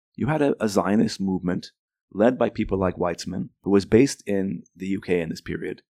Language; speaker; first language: English; early bilingual, other home language; Arabic